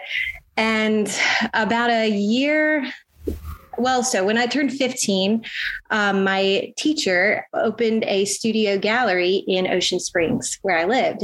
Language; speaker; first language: English; native; English